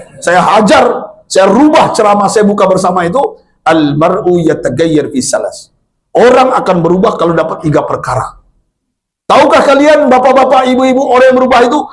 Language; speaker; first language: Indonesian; non-native, local second language; Minangkabau